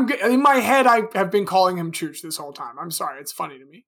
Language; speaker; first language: English; native; English